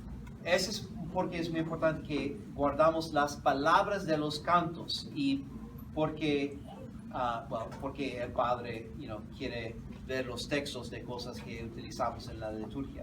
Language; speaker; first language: Spanish; non-native, fluent; English